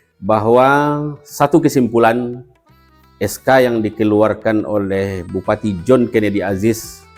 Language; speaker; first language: Indonesian; non-native, local second language; Minangkabau